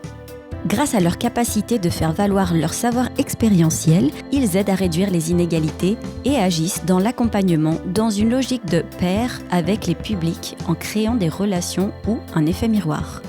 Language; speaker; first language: French; native; French